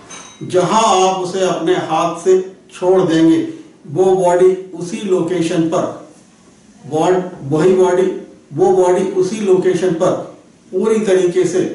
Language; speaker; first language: Hindi; native; Hindi